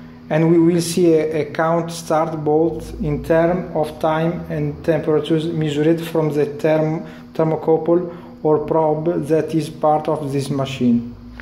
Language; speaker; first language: English; non-native, learner; Italian